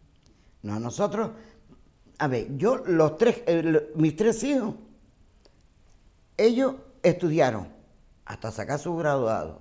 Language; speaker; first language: Spanish; native; Spanish